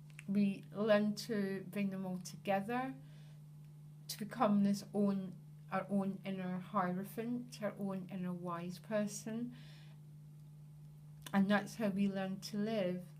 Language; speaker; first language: English; native; English